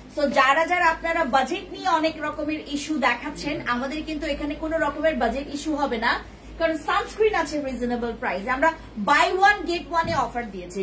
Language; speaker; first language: Bangla; non-native, local second language; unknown